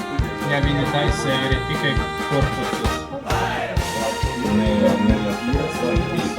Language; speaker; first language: Latvian; non-native, local second language; Russian